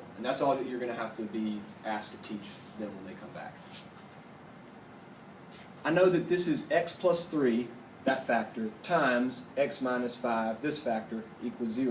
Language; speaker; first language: English; native; English